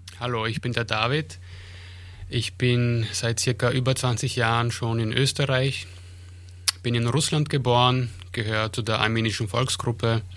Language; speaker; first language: German; early bilingual, other home language; Armenian